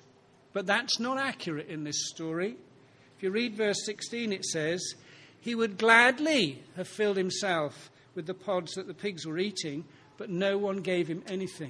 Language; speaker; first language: English; native; English